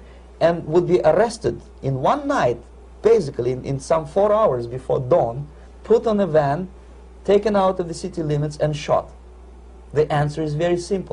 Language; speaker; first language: English; non-native, fluent; Russian